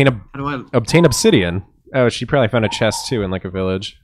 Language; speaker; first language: English; native; English